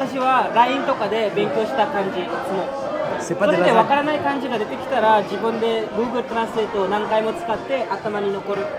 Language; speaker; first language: Japanese; non-native, fluent; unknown